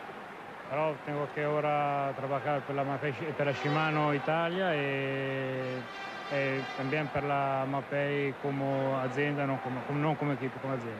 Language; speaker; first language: Spanish; non-native, learner; Italian